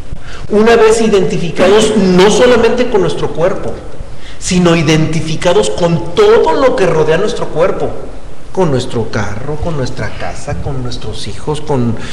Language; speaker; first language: Spanish; native; Spanish